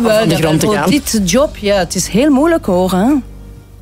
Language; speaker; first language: Dutch; non-native, local second language; French